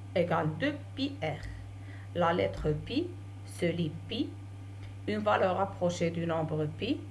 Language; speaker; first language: French; non-native, local second language; Arabic